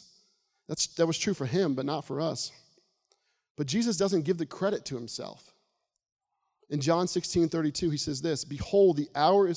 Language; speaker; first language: English; native; English